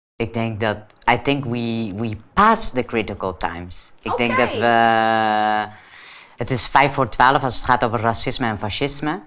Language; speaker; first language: Dutch; non-native, fluent; Persian